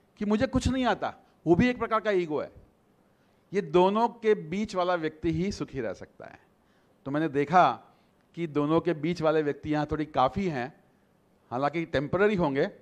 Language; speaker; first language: Hindi; non-native, local second language; Gujarati